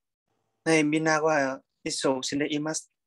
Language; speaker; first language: Japanese; non-native, learner; Vietnamese